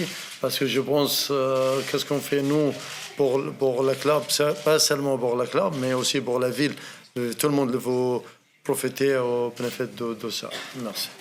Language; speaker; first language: French; non-native, learner; Arabic